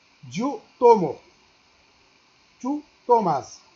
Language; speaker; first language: Spanish; non-native, learner; Arabic